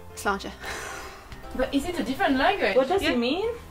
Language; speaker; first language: English; non-native, fluent; Spanish